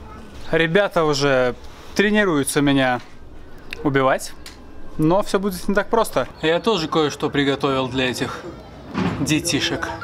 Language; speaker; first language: Russian; native; Russian